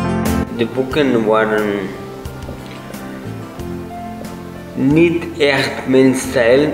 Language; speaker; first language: Dutch; non-native, learner; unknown